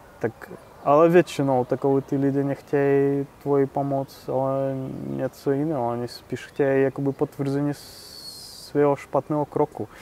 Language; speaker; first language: Czech; non-native, fluent; Russian